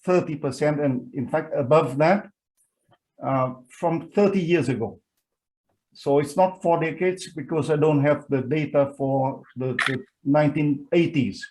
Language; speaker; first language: English; non-native, fluent; Vietnamese